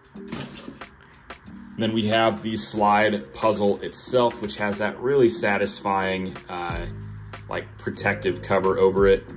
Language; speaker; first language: English; native; English